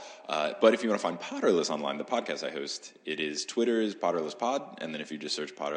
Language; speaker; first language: English; native; English